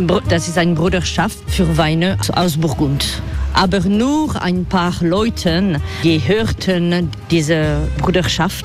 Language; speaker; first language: German; non-native, learner; French